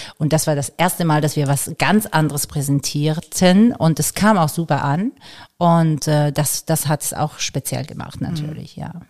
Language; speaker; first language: German; non-native, fluent; Italian